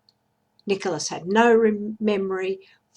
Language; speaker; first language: English; native; English